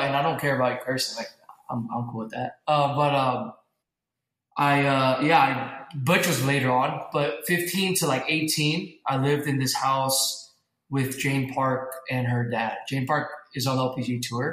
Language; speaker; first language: English; native; English